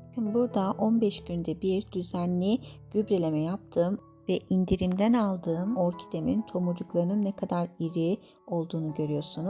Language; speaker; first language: Turkish; native; Turkish